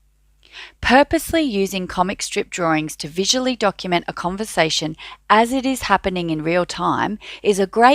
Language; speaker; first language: English; native; English